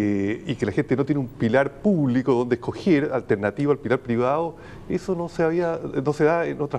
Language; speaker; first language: Spanish; native; Spanish